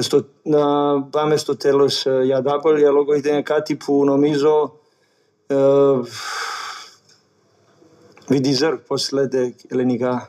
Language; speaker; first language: Greek; non-native, learner; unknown